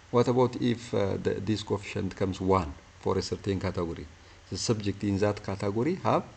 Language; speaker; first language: English; non-native, local second language; Amharic